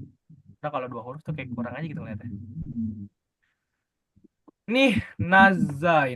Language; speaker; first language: Indonesian; native; Indonesian